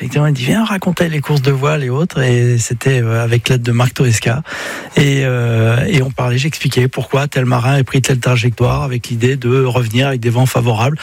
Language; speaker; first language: French; native; French